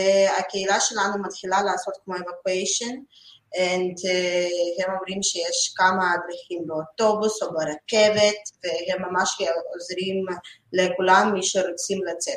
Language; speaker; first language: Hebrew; non-native, learner; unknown